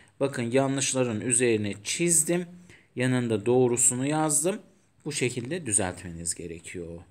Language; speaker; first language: Turkish; non-native, fluent; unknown